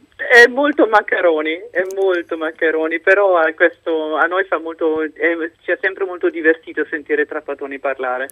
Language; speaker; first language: Italian; non-native, fluent; German